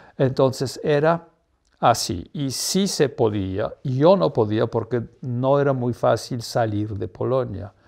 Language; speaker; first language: Spanish; non-native, fluent; Polish